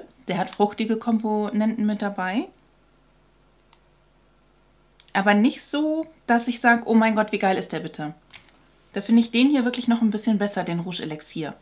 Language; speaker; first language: German; native; German